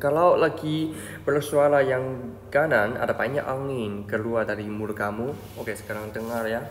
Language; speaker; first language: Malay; non-native, fluent; Chinese